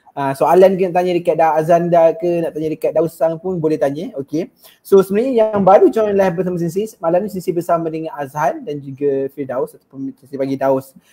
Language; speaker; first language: Malay; native; Malay